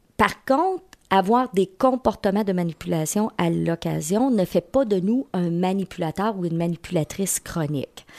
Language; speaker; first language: French; native; French